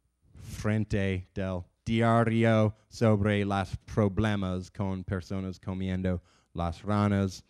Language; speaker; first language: Spanish; non-native, learner; English